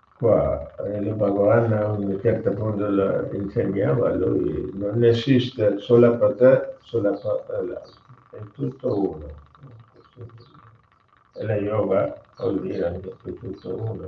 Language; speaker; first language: Italian; non-native, learner; Hindi